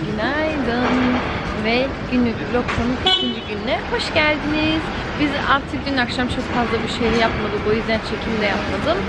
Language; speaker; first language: Turkish; early bilingual, heritage; Turkish